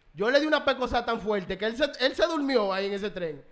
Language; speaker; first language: Spanish; early bilingual, other home language; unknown